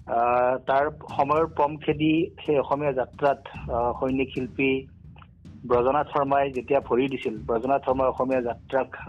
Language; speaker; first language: Assamese; native; Assamese